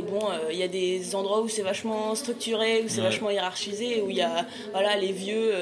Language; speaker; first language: French; native; French